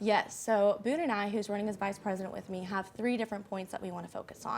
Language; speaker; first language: English; native; English